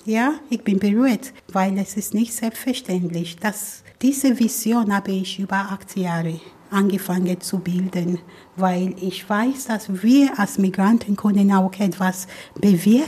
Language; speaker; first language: German; non-native, fluent; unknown